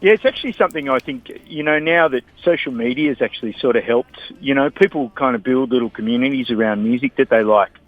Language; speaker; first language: English; native; English